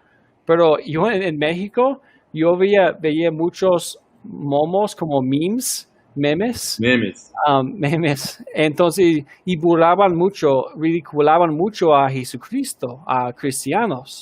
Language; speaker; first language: Spanish; non-native, fluent; English